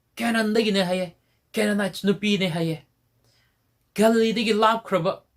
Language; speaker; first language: Manipuri; non-native, local second language; Tangkhul Naga (India)